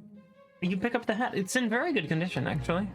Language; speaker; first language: English; native; English